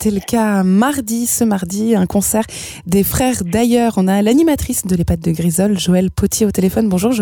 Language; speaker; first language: French; native; French